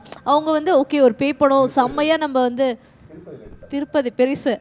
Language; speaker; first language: Tamil; native; Tamil